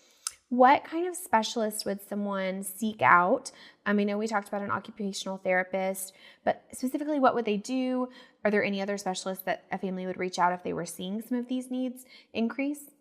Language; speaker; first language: English; native; English